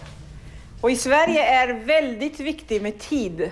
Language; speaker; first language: Swedish; non-native, fluent; Arabic